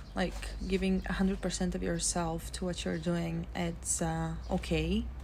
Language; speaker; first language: English; non-native, fluent; Bulgarian